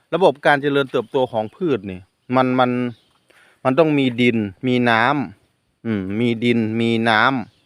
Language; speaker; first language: Thai; non-native, local second language; Northeastern Thai